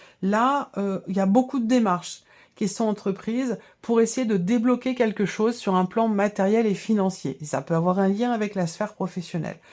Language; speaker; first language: French; native; French